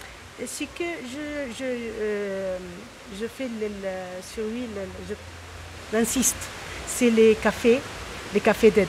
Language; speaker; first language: French; non-native, local second language; Arabic